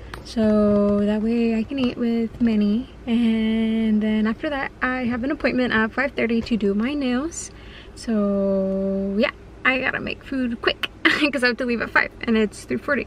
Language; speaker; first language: English; early bilingual, other home language; Spanish